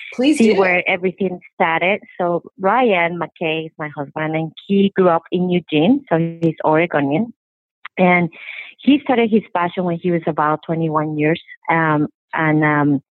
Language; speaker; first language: English; non-native, fluent; Spanish